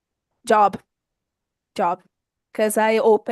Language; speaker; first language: English; non-native, learner; Portuguese